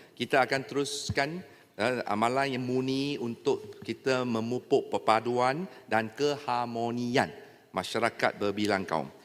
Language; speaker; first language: Malay; native; Malay